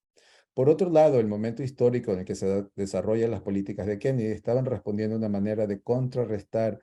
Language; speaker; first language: Spanish; native; Spanish